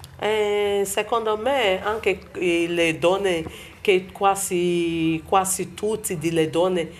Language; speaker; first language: Italian; non-native, learner; Bini